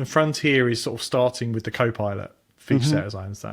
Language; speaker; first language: English; native; English